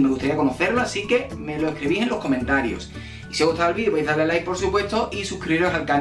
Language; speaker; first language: Spanish; native; Spanish